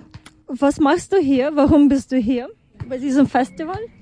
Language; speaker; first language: German; non-native, fluent; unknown